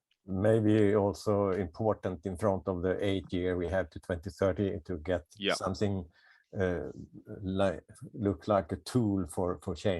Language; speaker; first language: English; non-native, fluent; Swedish